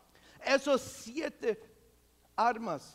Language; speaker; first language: Spanish; non-native, local second language; English